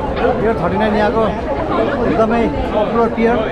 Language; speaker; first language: Nepali; native; Nepali